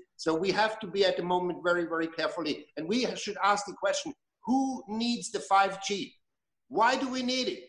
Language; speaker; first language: English; non-native, fluent; German